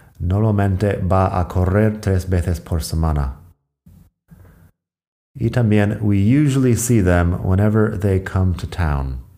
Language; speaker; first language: Spanish; non-native, fluent; English